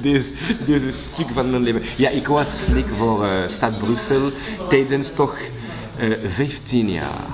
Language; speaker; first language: Dutch; non-native, local second language; French